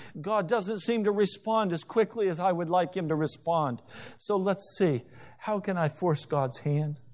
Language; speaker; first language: English; native; English